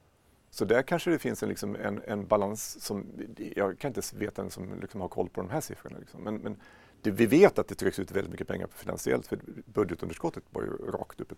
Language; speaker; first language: Swedish; native; Swedish